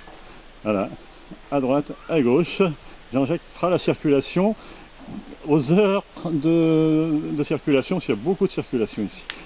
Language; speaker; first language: French; native; French